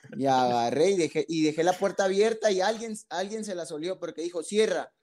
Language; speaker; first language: Spanish; native; Spanish